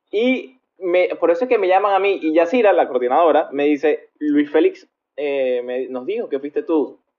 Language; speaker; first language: Spanish; native; Spanish